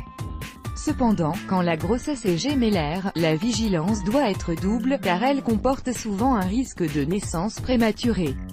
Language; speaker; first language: French; native; French